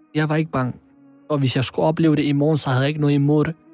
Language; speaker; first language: Danish; early bilingual, other home language; Arabic